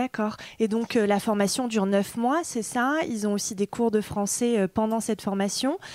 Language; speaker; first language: French; native; French